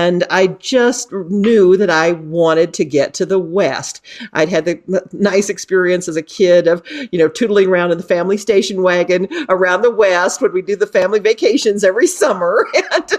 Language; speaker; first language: English; native; English